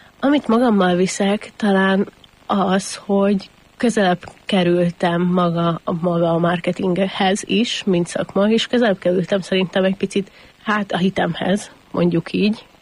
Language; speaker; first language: Hungarian; native; Hungarian